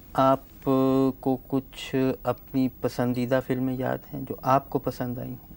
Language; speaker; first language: Hindi; native; Hindi